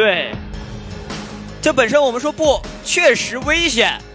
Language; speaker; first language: Chinese; native; Chinese